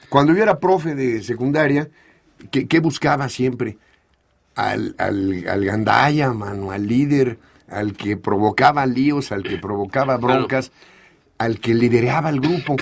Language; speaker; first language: Spanish; native; Spanish